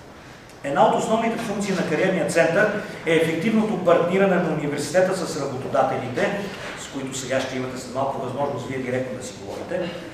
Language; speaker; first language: Bulgarian; native; Bulgarian